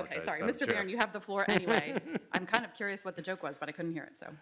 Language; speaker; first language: English; native; English